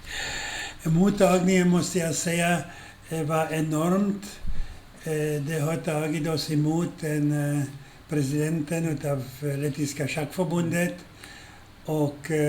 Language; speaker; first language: Swedish; non-native, fluent; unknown